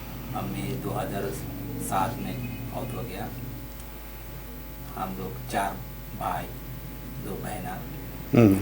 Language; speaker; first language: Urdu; early bilingual, heritage; Bangla